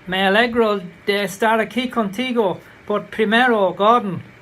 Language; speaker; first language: Spanish; non-native, learner; English